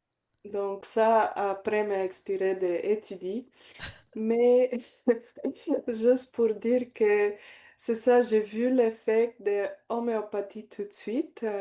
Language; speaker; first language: French; non-native, learner; Bulgarian